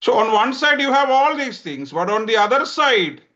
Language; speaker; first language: English; non-native, local second language; Malayalam